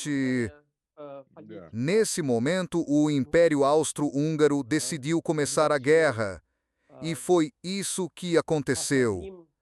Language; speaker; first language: Portuguese; non-native, fluent; Serbian